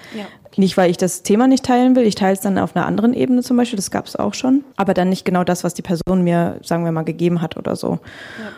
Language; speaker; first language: German; early bilingual, other home language; Russian